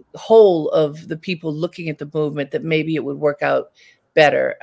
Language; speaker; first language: English; native; English